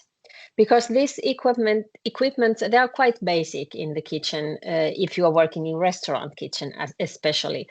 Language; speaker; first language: English; non-native, fluent; Finnish